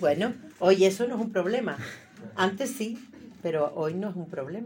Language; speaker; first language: Spanish; native; Spanish